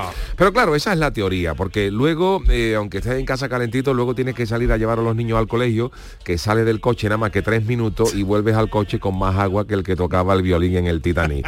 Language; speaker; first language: Spanish; native; Spanish